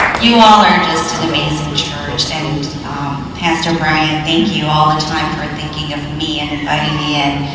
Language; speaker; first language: English; early bilingual, other home language; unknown